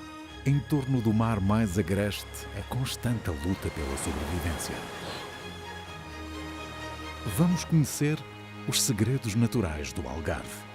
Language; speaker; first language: Portuguese; native; Portuguese